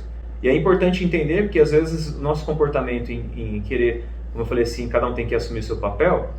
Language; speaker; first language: Portuguese; native; Portuguese